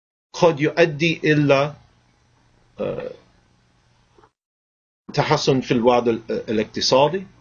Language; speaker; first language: Arabic; non-native, fluent; English